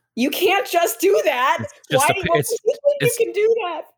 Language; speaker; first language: English; native; English